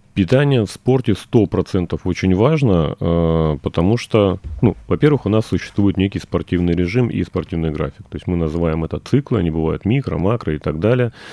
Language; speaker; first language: Russian; native; Russian